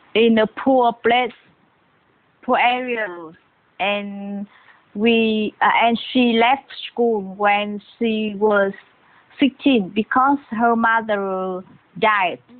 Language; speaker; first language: English; non-native, learner; Vietnamese